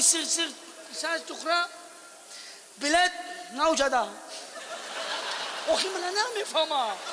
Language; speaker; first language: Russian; non-native, learner; Tajik